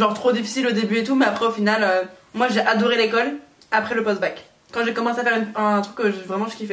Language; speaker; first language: French; native; French